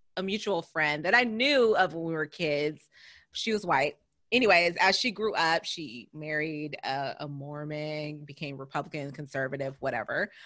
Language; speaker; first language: English; native; English